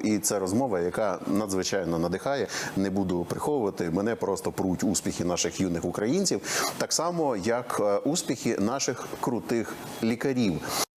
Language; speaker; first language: Ukrainian; native; Ukrainian